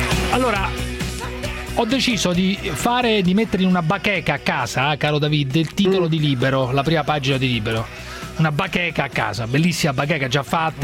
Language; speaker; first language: Italian; native; Italian